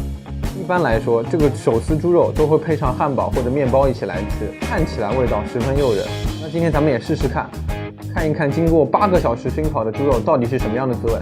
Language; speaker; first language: Chinese; native; Chinese